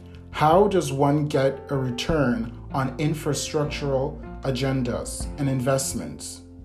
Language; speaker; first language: English; native; English